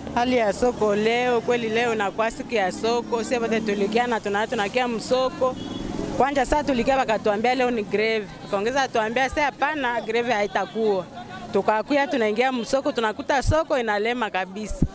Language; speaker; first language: Swahili; native; Swahili